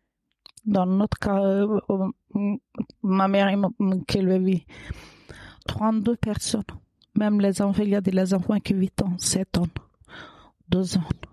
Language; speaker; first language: French; non-native, learner; Kurdish